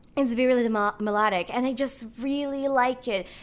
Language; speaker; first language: English; non-native, fluent; Portuguese